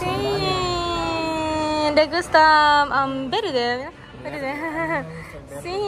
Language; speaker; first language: Spanish; non-native, learner; Japanese